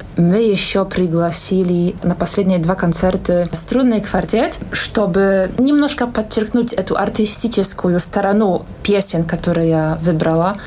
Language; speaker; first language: Russian; non-native, fluent; Polish